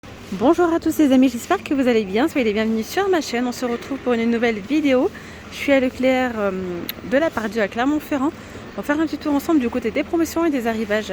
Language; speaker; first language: French; native; French